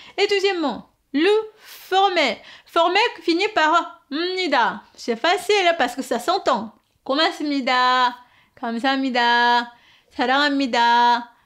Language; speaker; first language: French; non-native, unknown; Korean